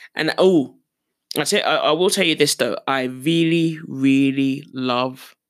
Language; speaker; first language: English; native; English